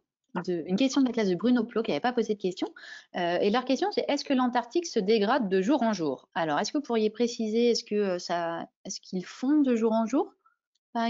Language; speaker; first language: French; native; French